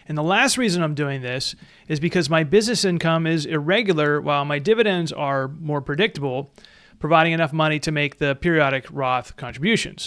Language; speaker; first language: English; native; English